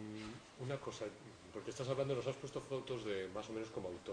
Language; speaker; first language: Spanish; native; Spanish